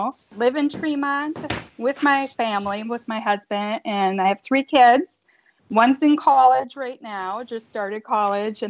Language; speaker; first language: English; native; English